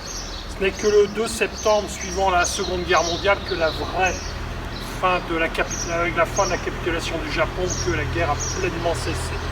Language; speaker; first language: French; native; French